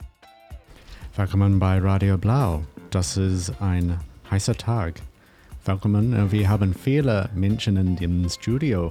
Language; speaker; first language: German; non-native, learner; English